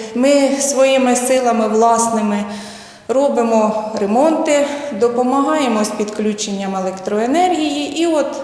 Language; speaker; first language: Ukrainian; native; Ukrainian